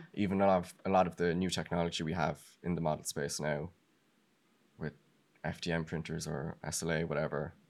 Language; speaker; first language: English; native; English